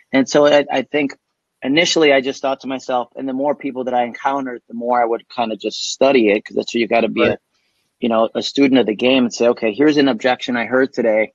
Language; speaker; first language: English; native; English